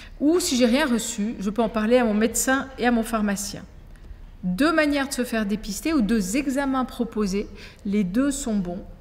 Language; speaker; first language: French; native; French